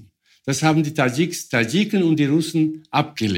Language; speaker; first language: German; non-native, fluent; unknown